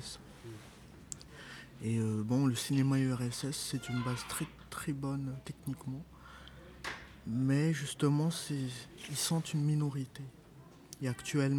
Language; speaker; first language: French; non-native, local second language; Malagasy